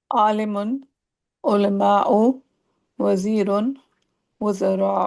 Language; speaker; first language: Arabic; non-native, learner; English